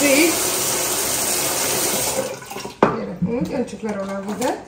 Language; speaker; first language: Hungarian; native; Hungarian